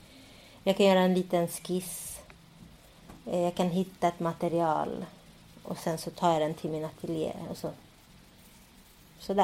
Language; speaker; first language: Swedish; early bilingual, other home language; Spanish